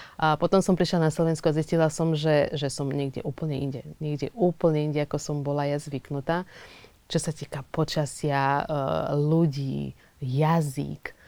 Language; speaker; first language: Slovak; early bilingual, other home language; Portuguese